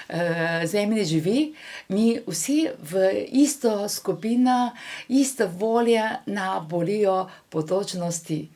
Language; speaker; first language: Slovenian; non-native, learner; Chinese